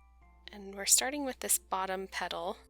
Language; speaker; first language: English; native; English